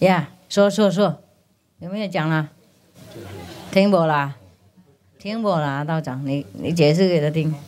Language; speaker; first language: Chinese; non-native, fluent; Vietnamese